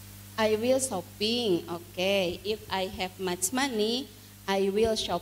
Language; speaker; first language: English; non-native, fluent; Indonesian